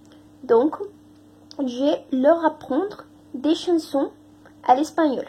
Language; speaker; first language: French; non-native, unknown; Spanish